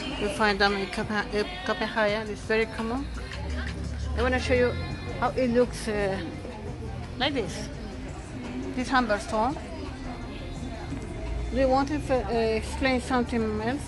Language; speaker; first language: English; non-native, learner; Spanish